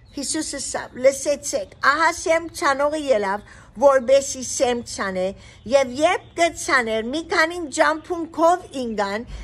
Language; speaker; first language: Armenian; early bilingual, heritage; Armenian